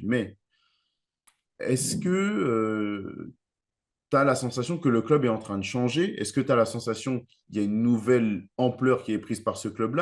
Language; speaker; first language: French; native; French